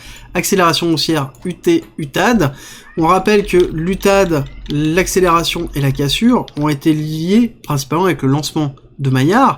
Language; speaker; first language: French; native; French